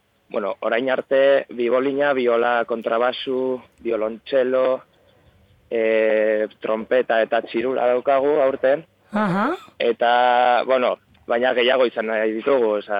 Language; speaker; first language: Basque; non-native, local second language; Spanish